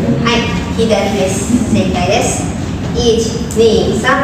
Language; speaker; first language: Japanese; non-native, fluent; Indonesian